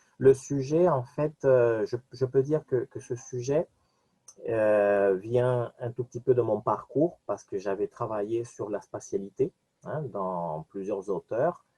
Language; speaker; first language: French; non-native, fluent; Spanish